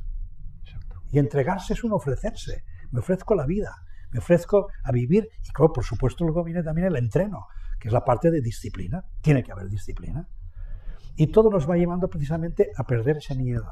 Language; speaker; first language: Spanish; native; Spanish